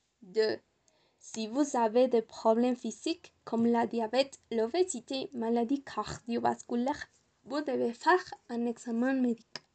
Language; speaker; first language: French; non-native, learner; Spanish